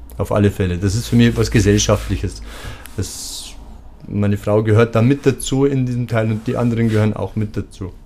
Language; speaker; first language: German; early bilingual, other home language; Turkish